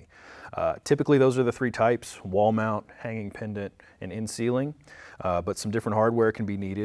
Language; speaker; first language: English; native; English